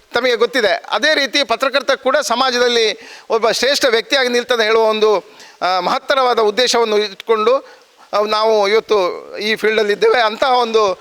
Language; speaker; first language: Kannada; native; Kannada